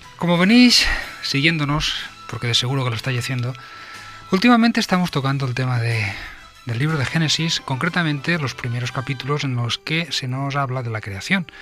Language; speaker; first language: Spanish; native; Spanish